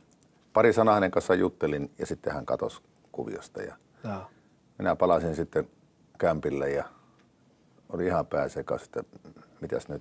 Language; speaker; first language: Finnish; native; Finnish